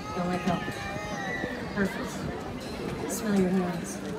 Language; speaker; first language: English; native; English